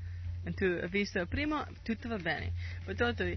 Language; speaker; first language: Italian; non-native, learner; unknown